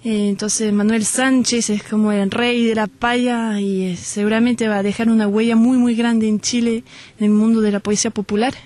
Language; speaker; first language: Spanish; non-native, fluent; French